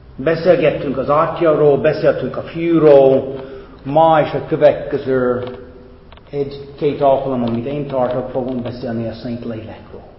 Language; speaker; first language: Hungarian; non-native, fluent; English